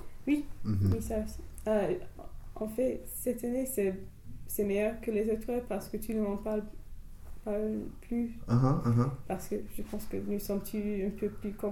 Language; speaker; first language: French; non-native, learner; English